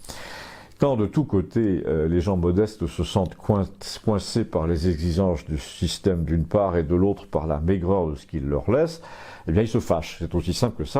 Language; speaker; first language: French; native; French